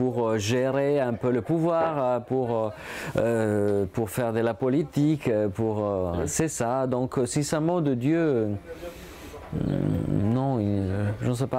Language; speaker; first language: French; non-native, fluent; Italian